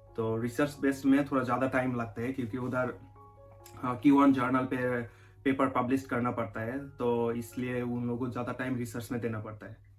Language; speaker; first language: Hindi; non-native, fluent; Bangla